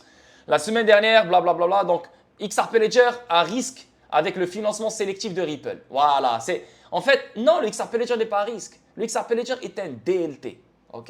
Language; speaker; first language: French; native; French